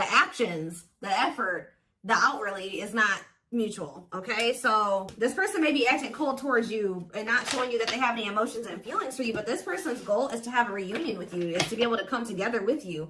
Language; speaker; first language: English; native; English